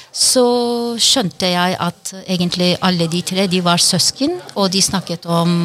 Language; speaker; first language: Norwegian; non-native, fluent; Turkish